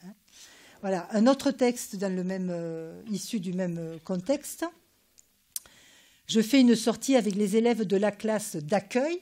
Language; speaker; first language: French; native; French